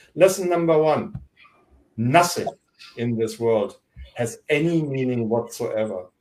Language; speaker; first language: English; non-native, fluent; German